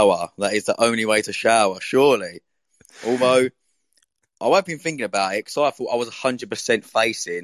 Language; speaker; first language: English; native; English